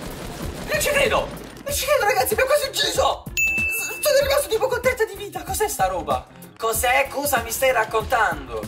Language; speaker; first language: Italian; native; Italian